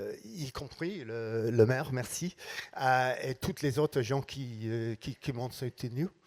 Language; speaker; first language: French; non-native, learner; English